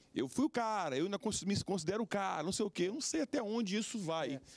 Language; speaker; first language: Portuguese; native; Portuguese